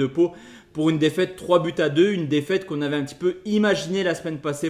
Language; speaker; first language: French; native; French